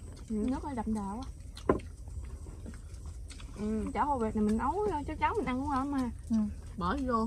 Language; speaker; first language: Vietnamese; native; Vietnamese